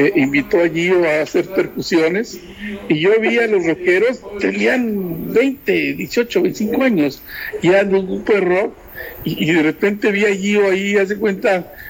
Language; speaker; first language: Spanish; native; Spanish